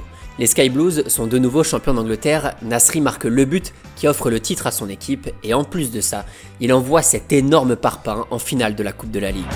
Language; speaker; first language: French; native; French